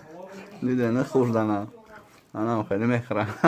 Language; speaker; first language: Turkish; non-native, fluent; Tajik